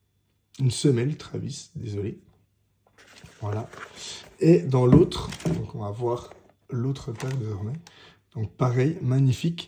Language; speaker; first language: French; native; French